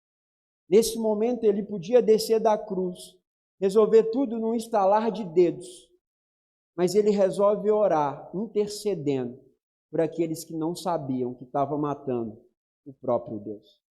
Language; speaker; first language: Portuguese; native; Portuguese